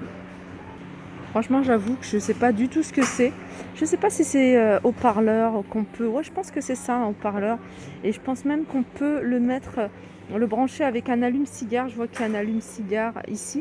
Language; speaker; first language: French; native; French